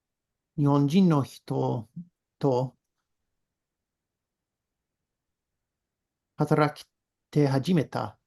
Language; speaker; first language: Japanese; non-native, learner; English